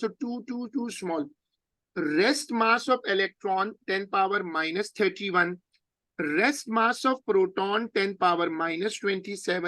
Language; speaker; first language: English; non-native, local second language; Urdu